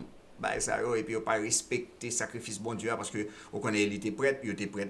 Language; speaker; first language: French; non-native, local second language; Haitian Creole